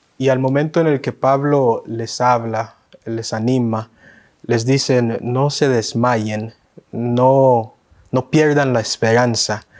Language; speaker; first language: Spanish; early bilingual, heritage; Spanish